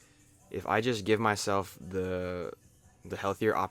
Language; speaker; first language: English; native; English